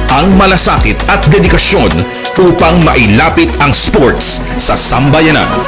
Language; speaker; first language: Filipino; native; Filipino